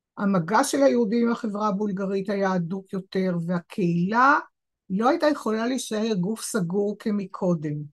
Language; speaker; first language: Hebrew; native; Hebrew